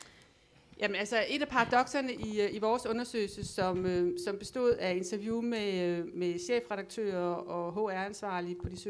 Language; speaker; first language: Danish; native; Danish